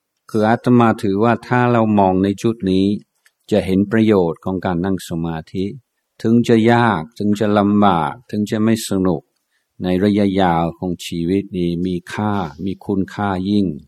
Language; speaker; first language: Thai; non-native, fluent; English